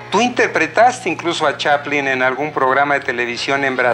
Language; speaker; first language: Spanish; native; Spanish